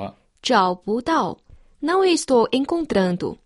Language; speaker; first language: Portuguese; non-native, fluent; Chinese